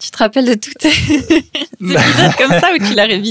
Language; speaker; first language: French; native; French